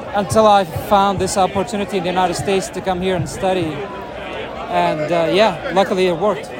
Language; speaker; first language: English; non-native, fluent; Arabic